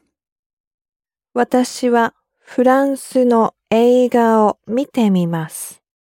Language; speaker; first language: Japanese; non-native, learner; English